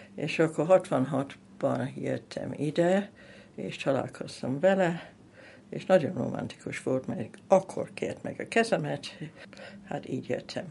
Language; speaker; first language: Hungarian; non-native, fluent; English